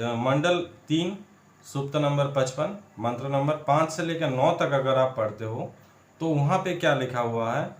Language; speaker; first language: Hindi; non-native, local second language; Bangla